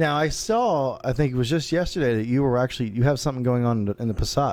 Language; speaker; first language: English; native; English